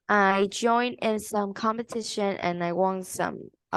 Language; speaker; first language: English; non-native, learner; Vietnamese